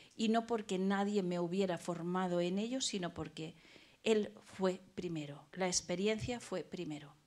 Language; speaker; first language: Spanish; native; Spanish